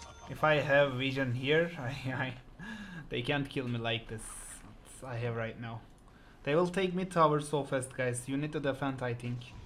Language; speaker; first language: English; non-native, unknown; Turkish